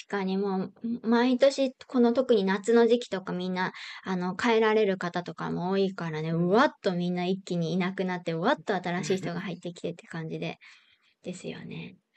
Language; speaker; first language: Japanese; native; Japanese